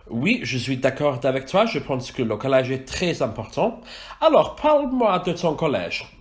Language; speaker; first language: French; non-native, fluent; Welsh